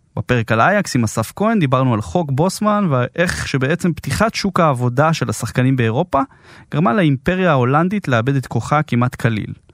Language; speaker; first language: Hebrew; native; Hebrew